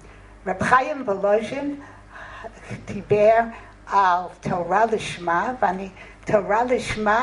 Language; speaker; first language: Hebrew; non-native, fluent; English